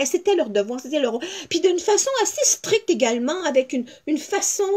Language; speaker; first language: French; native; French